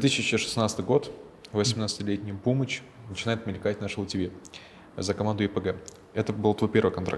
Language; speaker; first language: Russian; native; Russian